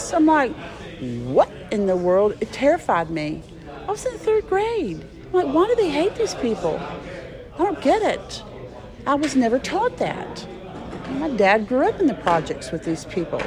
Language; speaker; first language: English; native; English